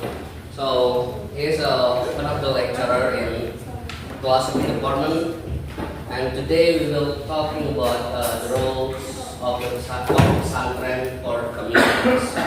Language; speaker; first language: English; non-native, learner; Indonesian